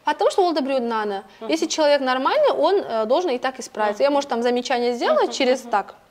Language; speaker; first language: Russian; non-native, local second language; Kazakh